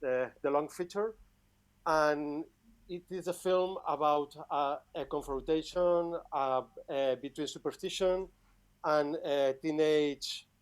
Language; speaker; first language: English; non-native, fluent; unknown